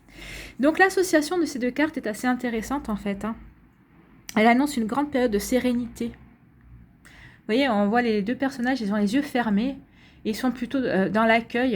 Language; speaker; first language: French; native; French